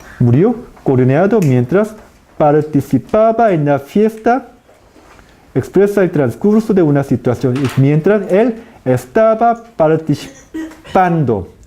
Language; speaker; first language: Spanish; non-native, fluent; Korean